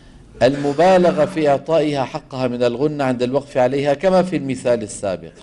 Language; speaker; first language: Arabic; native; Arabic